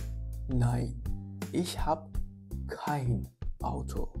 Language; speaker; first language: German; non-native, fluent; Persian